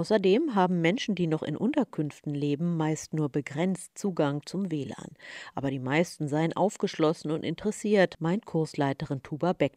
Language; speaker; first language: German; native; German